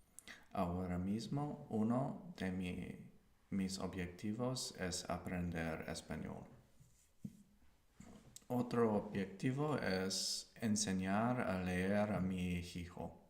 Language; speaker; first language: Spanish; non-native, learner; English